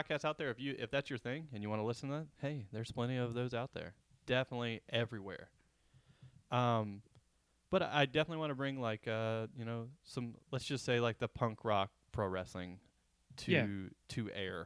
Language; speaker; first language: English; native; English